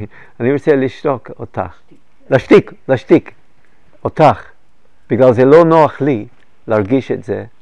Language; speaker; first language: Hebrew; non-native, fluent; English